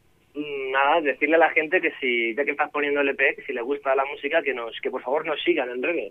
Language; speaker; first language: Spanish; native; Spanish